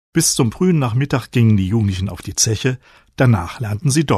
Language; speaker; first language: German; native; German